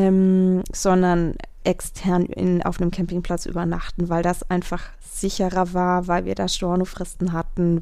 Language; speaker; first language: German; native; German